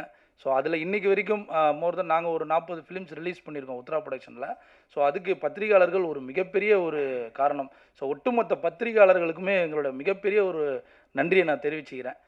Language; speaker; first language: Tamil; native; Tamil